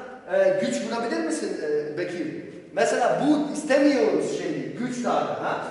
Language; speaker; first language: Turkish; non-native, learner; Polish